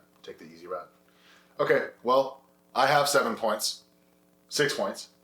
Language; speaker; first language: English; native; English